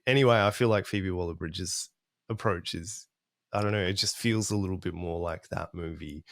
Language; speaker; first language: English; native; English